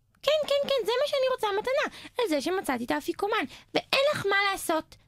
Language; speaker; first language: Hebrew; native; Hebrew